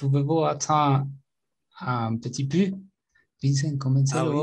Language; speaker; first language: French; non-native, learner; Spanish